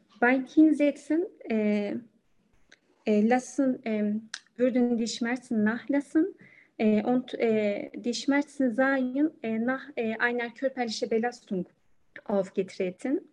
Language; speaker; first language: German; non-native, learner; Turkish